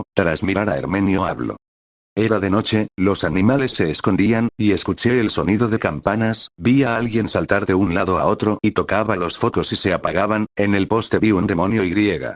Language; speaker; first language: Spanish; native; Spanish